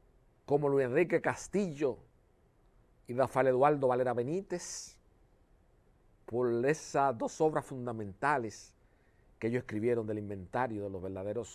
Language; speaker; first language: Spanish; native; Spanish